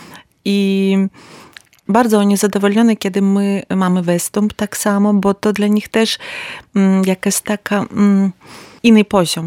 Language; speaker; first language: Polish; non-native, learner; Ukrainian